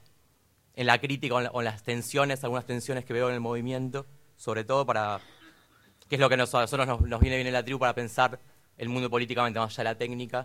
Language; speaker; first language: Spanish; native; Spanish